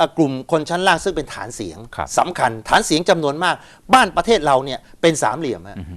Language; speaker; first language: Thai; native; Thai